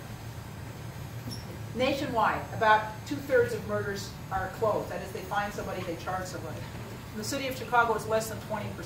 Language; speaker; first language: English; native; English